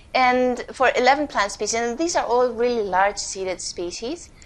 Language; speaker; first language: English; non-native, fluent; Spanish